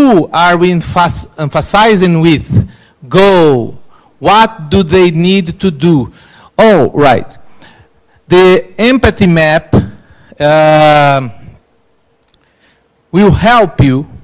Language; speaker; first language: English; non-native, learner; Portuguese